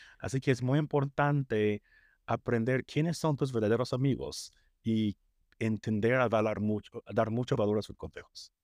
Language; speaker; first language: Spanish; non-native, fluent; English